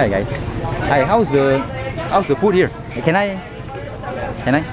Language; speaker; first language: English; non-native, local second language; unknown